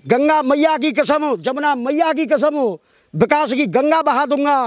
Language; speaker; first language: Hindi; native; Hindi